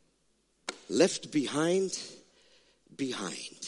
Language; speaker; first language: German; non-native, fluent; Afrikaans